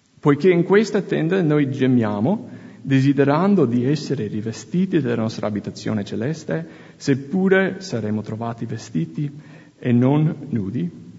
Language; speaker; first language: Italian; non-native, fluent; English